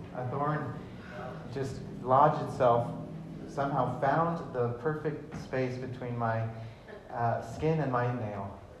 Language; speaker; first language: English; early bilingual, other home language; Spanish